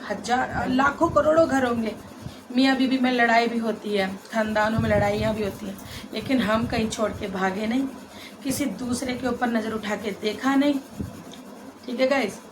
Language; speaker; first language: Hindi; native; Hindi